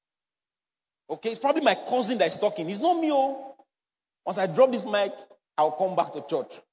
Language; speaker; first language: English; non-native, local second language; Bini